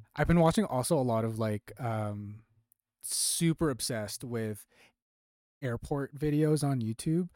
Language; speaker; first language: English; early bilingual, other home language; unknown